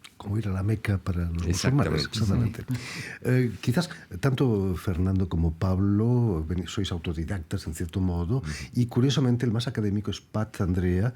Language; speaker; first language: Spanish; native; Spanish